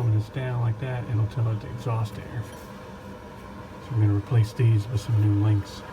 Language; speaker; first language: English; native; English